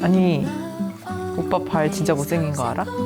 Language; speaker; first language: Korean; native; Korean